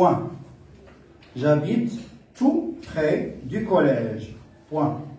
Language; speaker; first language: French; non-native, local second language; Arabic